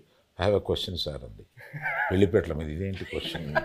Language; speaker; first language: Telugu; native; Telugu